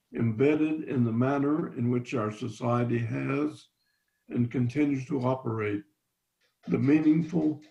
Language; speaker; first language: English; native; English